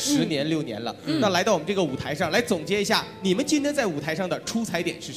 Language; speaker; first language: Chinese; native; Chinese